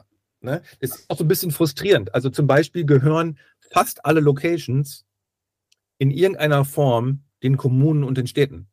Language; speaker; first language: German; native; German